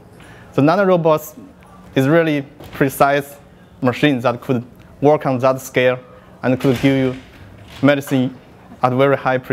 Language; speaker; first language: English; non-native, fluent; Chinese